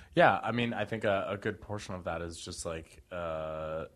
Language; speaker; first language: English; native; English